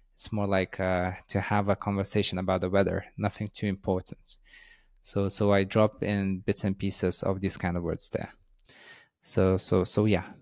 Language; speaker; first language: English; non-native, fluent; Lithuanian